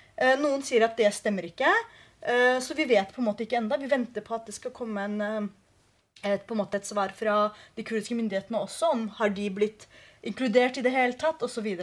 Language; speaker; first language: Norwegian; early bilingual, other home language; Kurdish